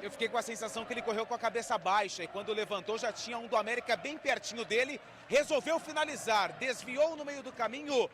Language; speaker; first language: Portuguese; native; Portuguese